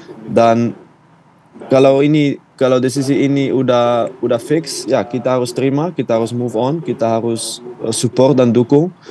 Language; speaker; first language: Indonesian; non-native, fluent; Dutch